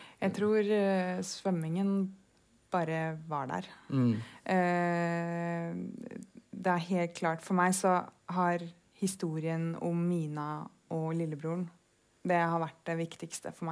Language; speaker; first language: Norwegian; native; Norwegian